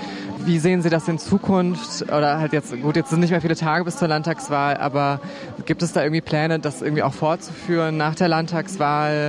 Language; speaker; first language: German; native; German